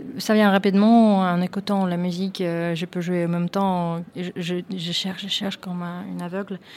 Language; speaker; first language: French; non-native, fluent; Russian